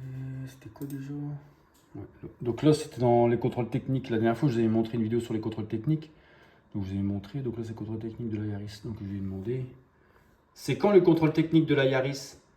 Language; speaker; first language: French; native; French